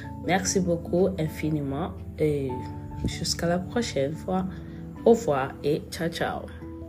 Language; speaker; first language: French; non-native, fluent; Yoruba